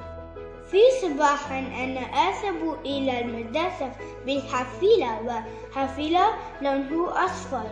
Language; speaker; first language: Arabic; non-native, learner; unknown